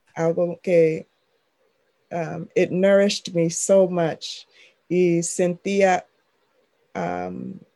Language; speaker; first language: Spanish; non-native, fluent; English